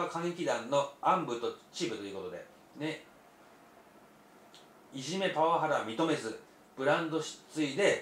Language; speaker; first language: Japanese; native; Japanese